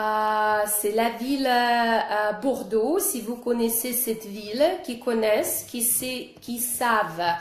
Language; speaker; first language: French; non-native, fluent; Russian